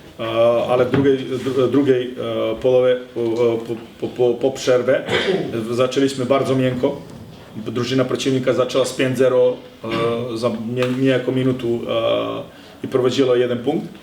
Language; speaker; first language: Polish; non-native, learner; Serbian